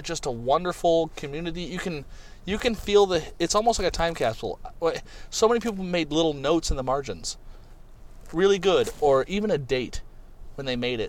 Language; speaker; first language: English; native; English